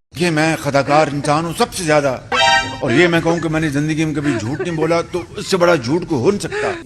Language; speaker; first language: Urdu; non-native, local second language; Punjabi